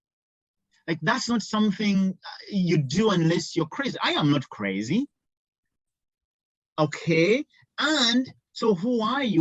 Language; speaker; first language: English; non-native, local second language; Ganda